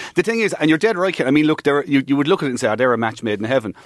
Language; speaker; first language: English; native; English